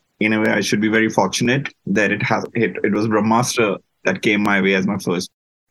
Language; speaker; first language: English; non-native, local second language; Malayalam